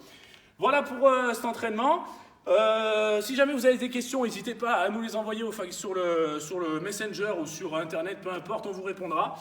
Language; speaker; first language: French; native; French